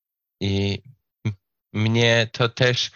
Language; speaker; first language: Polish; non-native, fluent; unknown